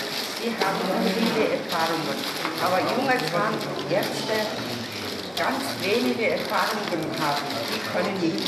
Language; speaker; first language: German; non-native, learner; Mongolian